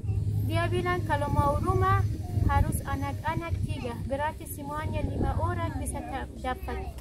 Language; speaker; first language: Indonesian; non-native, learner; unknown